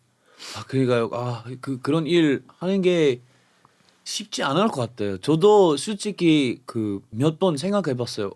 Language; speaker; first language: Korean; non-native, fluent; English